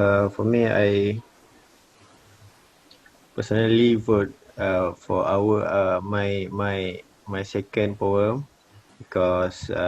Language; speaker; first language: English; non-native, learner; Malay